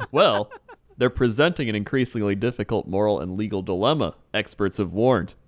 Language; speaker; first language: English; native; English